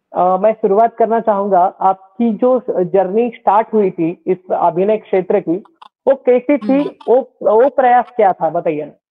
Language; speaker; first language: Hindi; non-native, local second language; Marathi